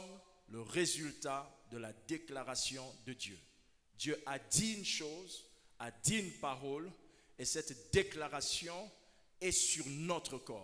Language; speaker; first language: French; non-native, local second language; Lingala